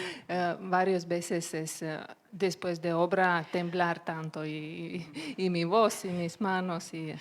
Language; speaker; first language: Spanish; non-native, learner; Lithuanian